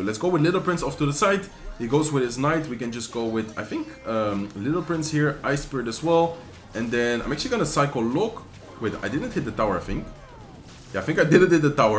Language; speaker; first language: English; non-native, fluent; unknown